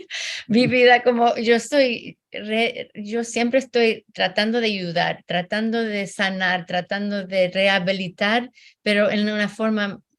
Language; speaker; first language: Spanish; non-native, fluent; English